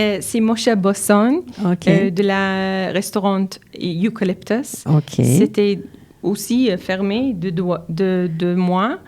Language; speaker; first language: French; non-native, learner; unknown